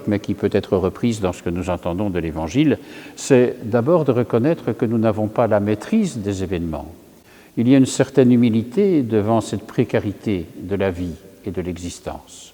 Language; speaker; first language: French; native; French